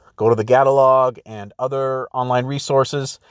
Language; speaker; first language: English; native; English